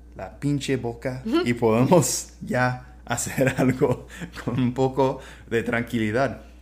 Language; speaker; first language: Spanish; non-native, fluent; English